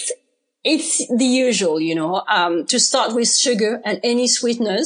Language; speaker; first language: English; non-native, fluent; French